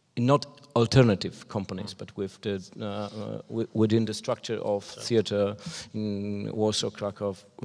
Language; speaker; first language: English; non-native, fluent; Polish